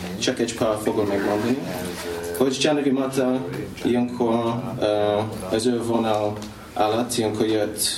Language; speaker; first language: Hungarian; non-native, learner; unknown